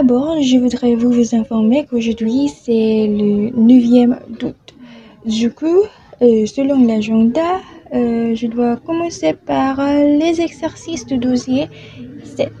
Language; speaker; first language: French; non-native, learner; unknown